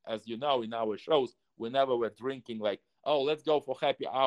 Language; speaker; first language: English; non-native, fluent; Russian